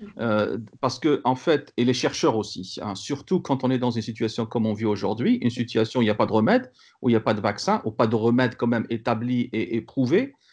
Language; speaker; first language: French; non-native, local second language; Kabyle